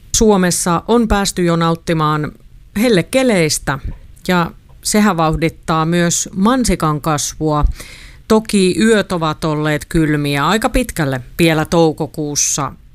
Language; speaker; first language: Finnish; native; Finnish